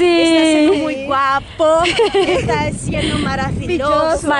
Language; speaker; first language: Spanish; non-native, learner; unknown